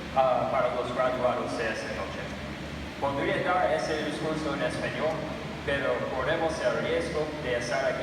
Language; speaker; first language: Spanish; non-native, fluent; English